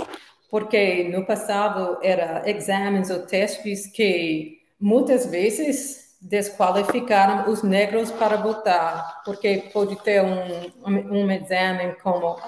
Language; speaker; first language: Portuguese; non-native, learner; English